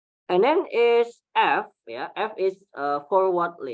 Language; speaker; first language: English; non-native, fluent; Indonesian